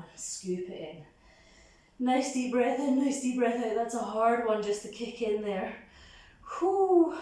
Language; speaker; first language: English; native; English